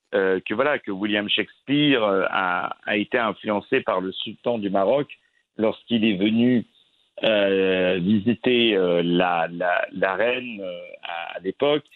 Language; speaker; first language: French; native; French